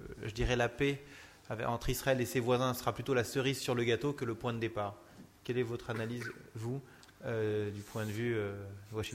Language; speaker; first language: French; native; French